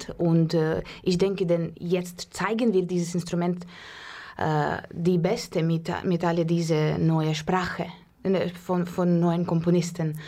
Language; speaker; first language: German; non-native, fluent; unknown